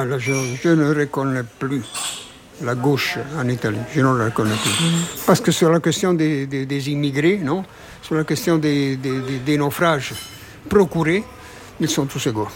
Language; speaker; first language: French; non-native, fluent; Italian